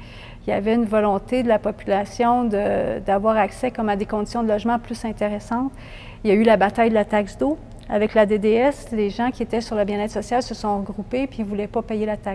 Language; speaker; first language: French; native; French